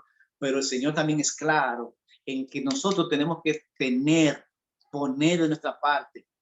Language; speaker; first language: Spanish; native; Spanish